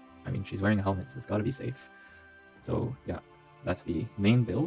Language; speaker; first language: English; native; English